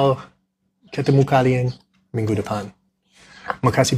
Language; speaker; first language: Indonesian; non-native, learner; English